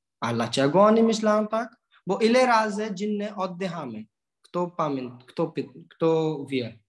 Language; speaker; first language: Polish; non-native, learner; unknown